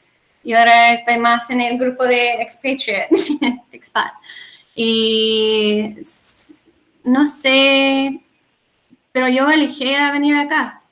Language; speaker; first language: Spanish; non-native, learner; English